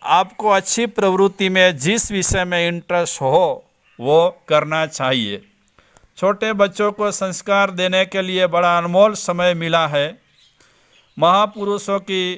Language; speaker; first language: Hindi; non-native, local second language; Gujarati